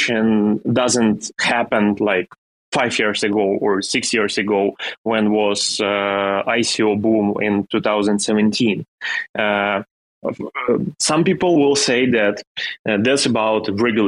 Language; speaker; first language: English; non-native, fluent; Ukrainian